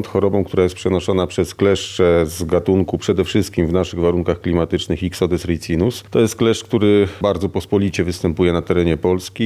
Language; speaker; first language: Polish; native; Polish